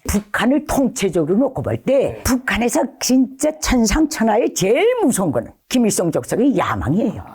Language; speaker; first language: Korean; native; Korean